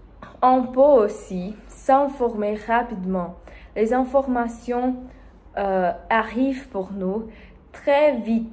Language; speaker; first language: French; non-native, learner; Spanish